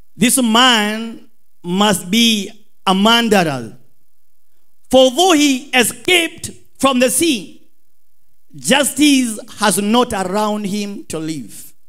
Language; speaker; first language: English; non-native, local second language; Swahili